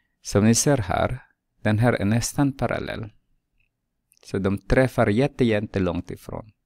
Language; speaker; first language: Swedish; non-native, fluent; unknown